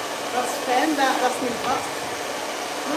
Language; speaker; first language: Dutch; non-native, fluent; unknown